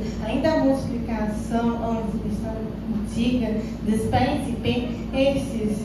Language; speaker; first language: Portuguese; non-native, fluent; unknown